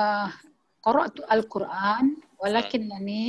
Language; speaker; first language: Arabic; non-native, learner; Malay